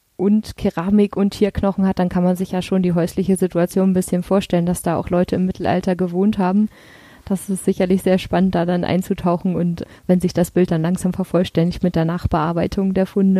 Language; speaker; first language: German; native; German